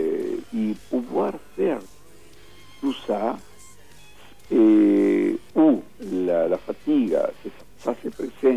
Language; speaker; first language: French; non-native, fluent; Spanish